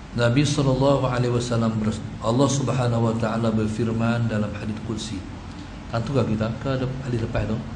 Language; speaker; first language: Malay; native; Malay